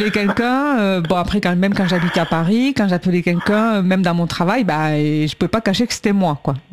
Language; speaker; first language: French; native; French